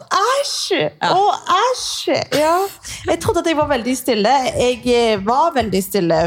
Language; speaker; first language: Norwegian; early bilingual, other home language; Arabic